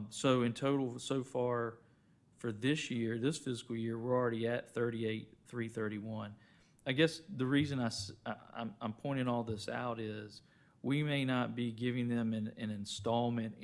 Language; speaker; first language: English; native; English